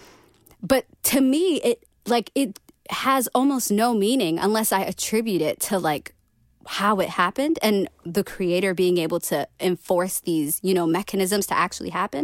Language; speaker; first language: English; native; English